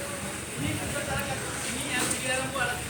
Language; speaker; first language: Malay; non-native, learner; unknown